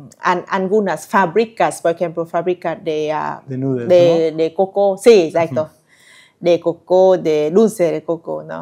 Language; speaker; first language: Spanish; non-native, learner; Vietnamese